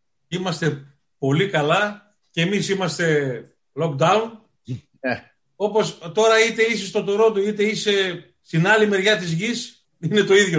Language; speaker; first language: Greek; native; Greek